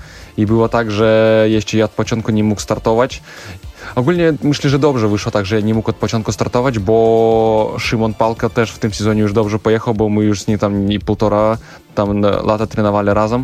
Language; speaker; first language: Polish; non-native, learner; Russian